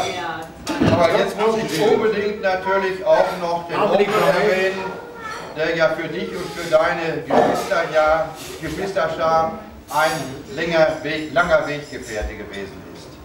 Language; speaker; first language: German; native; German